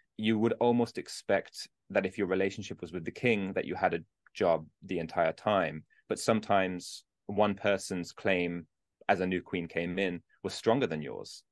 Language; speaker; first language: English; native; English